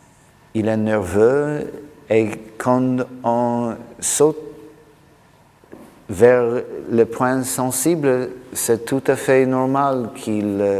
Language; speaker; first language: French; non-native, fluent; English